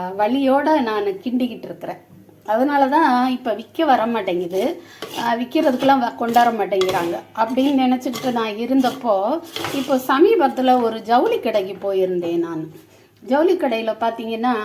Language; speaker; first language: Tamil; native; Tamil